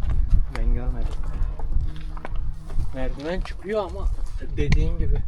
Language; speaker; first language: Turkish; native; Turkish